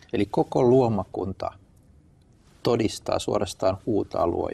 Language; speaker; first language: Finnish; native; Finnish